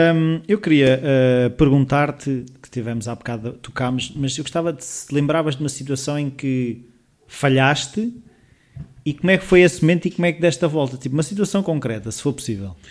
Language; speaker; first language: Portuguese; native; Portuguese